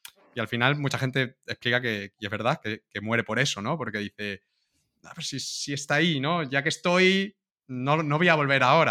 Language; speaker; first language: Spanish; native; Spanish